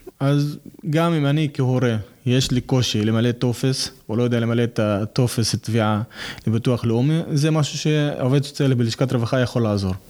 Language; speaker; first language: Hebrew; non-native, local second language; Arabic